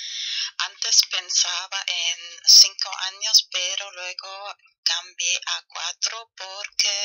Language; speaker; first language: Spanish; non-native, fluent; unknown